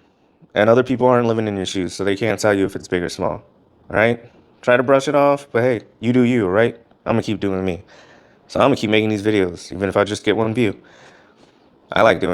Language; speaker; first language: English; native; English